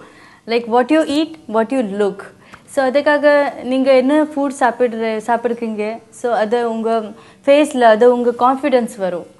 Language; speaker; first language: Tamil; non-native, learner; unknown